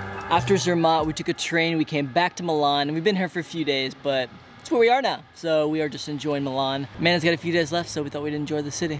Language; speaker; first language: English; native; English